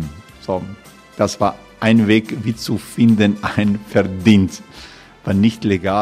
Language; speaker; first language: German; non-native, learner; Croatian